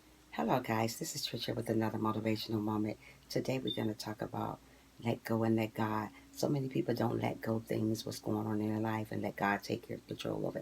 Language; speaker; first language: English; native; English